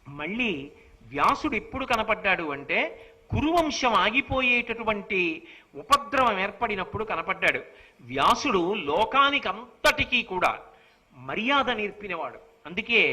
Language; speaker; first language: Telugu; native; Telugu